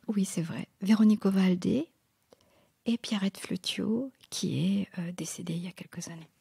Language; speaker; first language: French; non-native, local second language; Morisyen